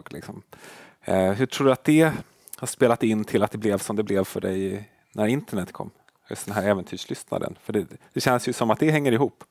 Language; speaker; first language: Swedish; native; Swedish